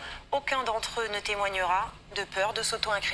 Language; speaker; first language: French; native; French